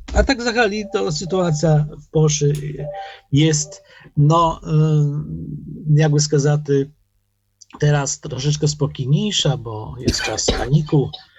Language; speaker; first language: Polish; non-native, learner; Ukrainian